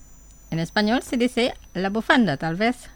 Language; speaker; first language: Spanish; non-native, fluent; Indonesian